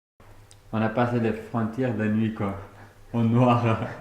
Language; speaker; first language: French; non-native, fluent; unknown